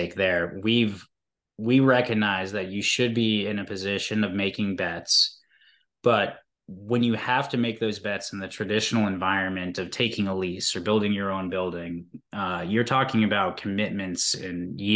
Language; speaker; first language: English; native; English